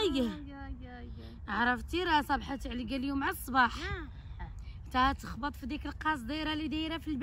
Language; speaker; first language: Arabic; native; Arabic